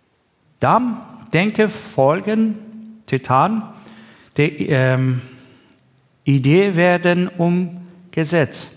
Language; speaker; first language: German; non-native, learner; Persian